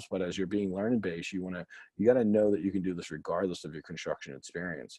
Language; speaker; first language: English; native; English